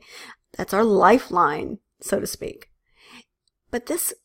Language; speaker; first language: English; native; English